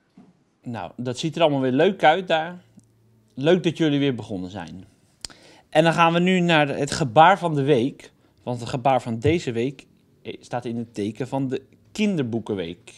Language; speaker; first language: Dutch; native; Dutch